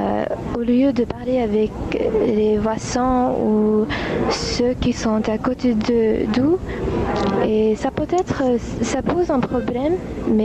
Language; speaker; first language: French; non-native, fluent; English